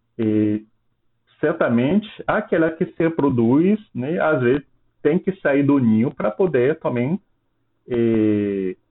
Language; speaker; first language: Portuguese; non-native, fluent; French